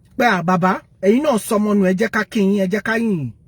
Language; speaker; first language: English; non-native, local second language; Yoruba